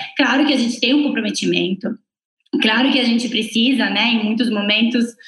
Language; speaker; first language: Portuguese; non-native, fluent; Italian